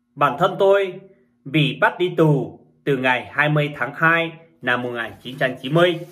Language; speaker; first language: Vietnamese; native; Vietnamese